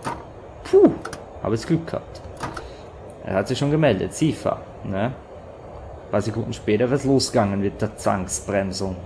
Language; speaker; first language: German; native; German